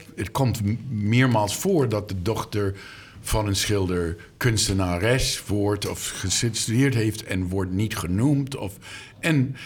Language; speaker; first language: Dutch; non-native, learner; English